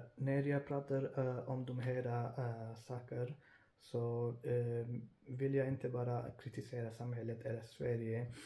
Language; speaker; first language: Swedish; non-native, fluent; Urdu